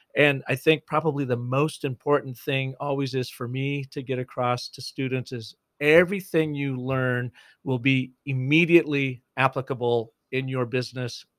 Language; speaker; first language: English; native; English